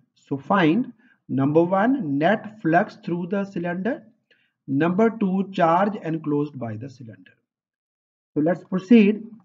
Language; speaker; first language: English; non-native, local second language; Punjabi